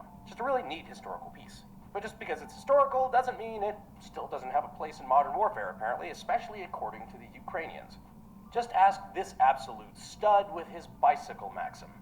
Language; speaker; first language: English; native; English